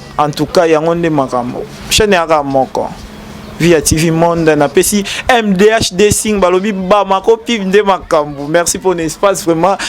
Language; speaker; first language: Lingala; native; Lingala